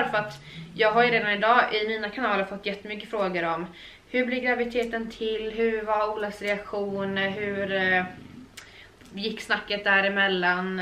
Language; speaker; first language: Swedish; native; Swedish